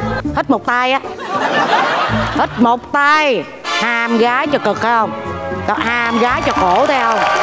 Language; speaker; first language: Vietnamese; native; Vietnamese